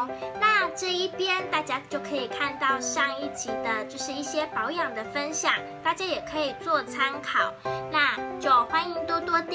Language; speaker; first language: Chinese; native; Chinese